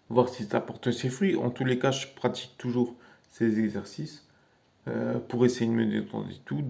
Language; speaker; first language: French; native; French